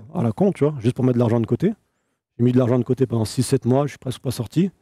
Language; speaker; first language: French; native; French